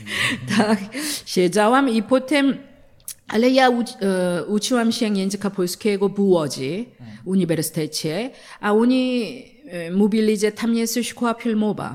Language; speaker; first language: Polish; non-native, learner; Korean